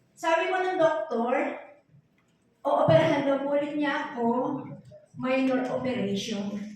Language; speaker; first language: Filipino; native; Filipino